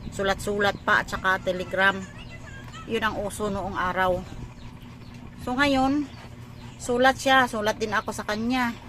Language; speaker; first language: Filipino; non-native, local second language; Hiligaynon